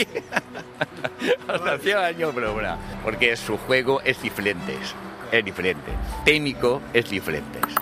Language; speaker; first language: Spanish; non-native, learner; Chinese